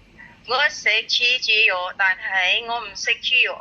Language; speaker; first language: Cantonese; non-native, learner; Indonesian